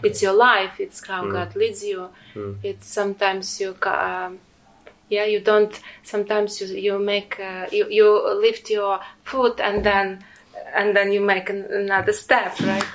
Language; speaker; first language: English; non-native, fluent; Ukrainian